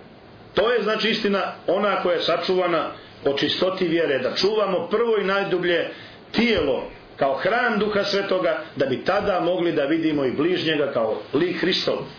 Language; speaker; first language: Croatian; native; Croatian